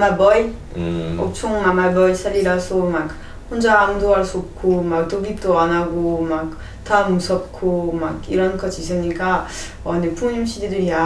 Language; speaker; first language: Korean; non-native, learner; French